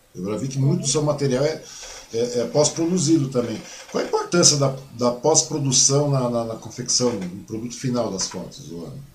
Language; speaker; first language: Portuguese; early bilingual, other home language; Chinese